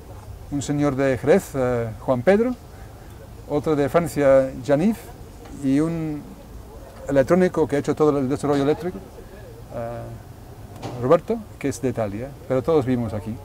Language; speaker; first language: Spanish; non-native, fluent; English